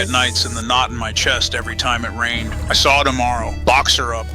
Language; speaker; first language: English; native; English